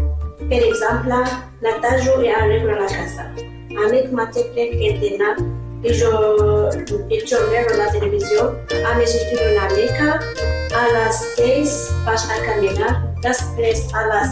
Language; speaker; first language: Catalan; non-native, learner; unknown